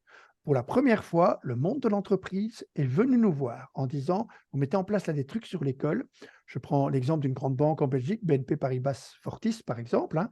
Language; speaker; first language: French; native; French